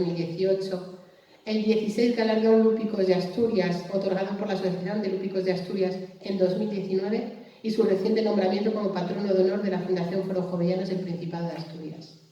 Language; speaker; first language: Spanish; native; Spanish